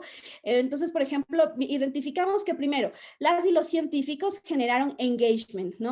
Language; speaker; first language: Spanish; native; Spanish